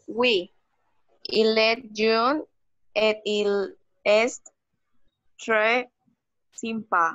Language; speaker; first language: French; non-native, learner; Spanish